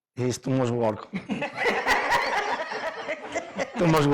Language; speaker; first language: English; non-native, learner; Spanish